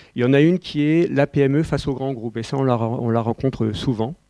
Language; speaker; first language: French; native; French